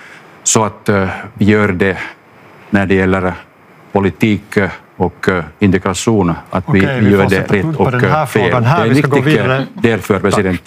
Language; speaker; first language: Swedish; non-native, local second language; Finnish